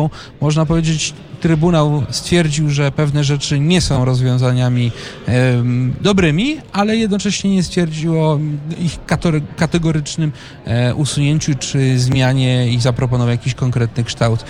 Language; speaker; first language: Polish; native; Polish